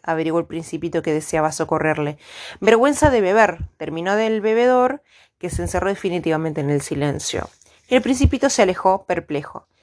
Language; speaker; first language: Spanish; native; Spanish